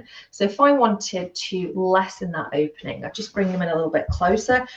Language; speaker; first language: English; native; English